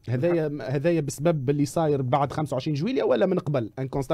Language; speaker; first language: Arabic; native; Arabic